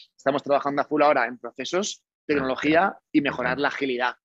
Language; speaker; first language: Spanish; native; Spanish